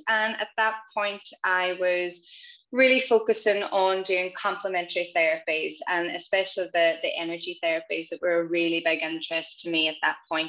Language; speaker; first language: English; native; English